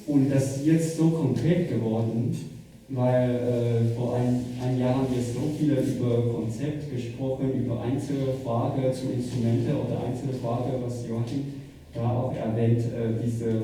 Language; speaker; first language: German; non-native, fluent; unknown